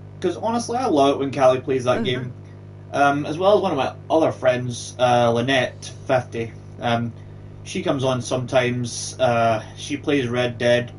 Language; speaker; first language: English; native; English